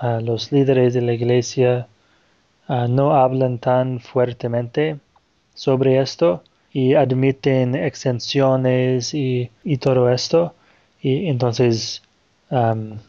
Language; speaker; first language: Spanish; non-native, fluent; Portuguese